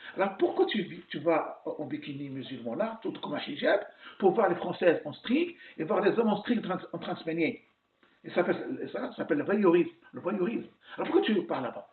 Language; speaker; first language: French; non-native, local second language; Arabic